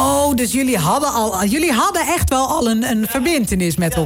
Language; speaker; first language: Dutch; native; Dutch